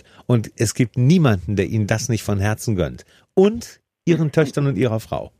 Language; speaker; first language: German; native; German